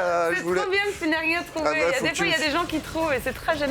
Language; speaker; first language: French; native; French